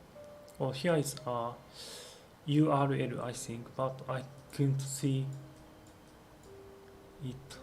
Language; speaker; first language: English; non-native, learner; Japanese